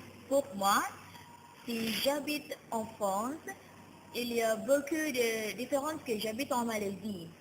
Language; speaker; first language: French; non-native, learner; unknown